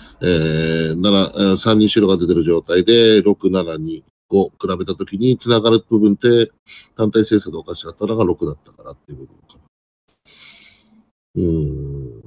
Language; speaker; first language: Japanese; native; Japanese